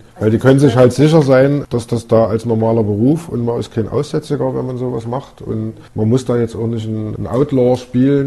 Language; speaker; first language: German; native; German